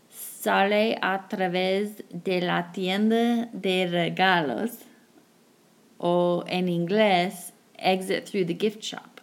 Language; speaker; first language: Spanish; non-native, fluent; English